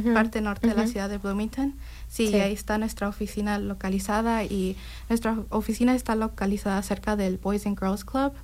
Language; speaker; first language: Spanish; early bilingual, heritage; Spanish